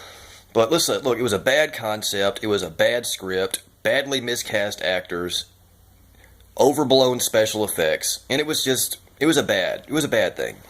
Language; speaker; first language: English; native; English